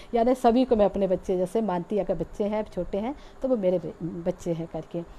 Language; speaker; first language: Hindi; native; Hindi